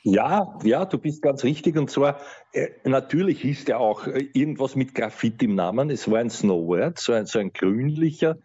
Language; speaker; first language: German; native; German